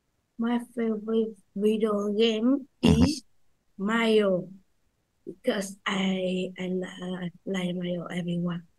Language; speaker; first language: English; non-native, learner; Vietnamese